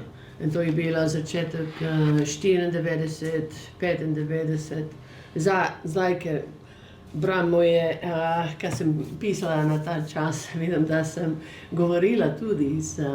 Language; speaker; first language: Slovenian; early bilingual, heritage; English